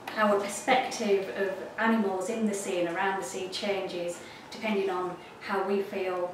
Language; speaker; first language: English; native; English